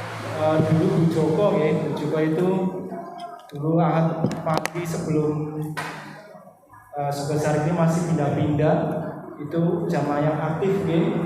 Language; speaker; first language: Indonesian; non-native, local second language; Javanese